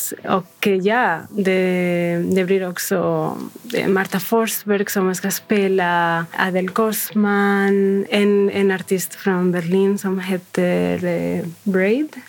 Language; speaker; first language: Swedish; non-native, fluent; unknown